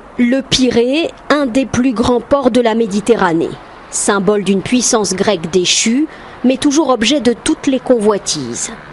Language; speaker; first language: French; native; French